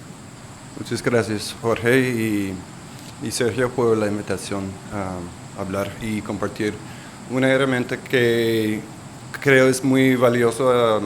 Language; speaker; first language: Spanish; non-native, local second language; English